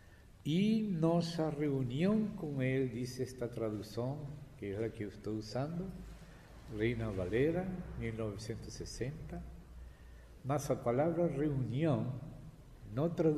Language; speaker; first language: Portuguese; non-native, fluent; Spanish